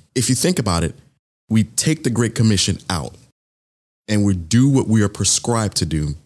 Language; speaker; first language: English; early bilingual, other home language; Yoruba